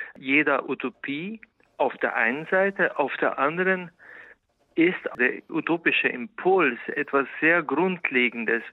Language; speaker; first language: German; non-native, fluent; Slovenian